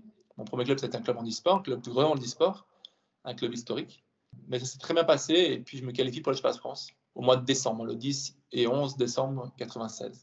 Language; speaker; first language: French; native; French